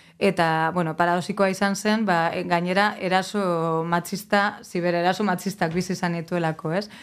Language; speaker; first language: Basque; native; Basque